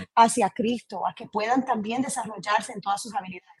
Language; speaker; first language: Spanish; early bilingual, heritage; Spanish